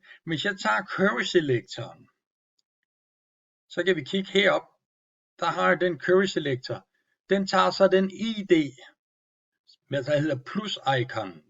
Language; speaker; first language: Danish; native; Danish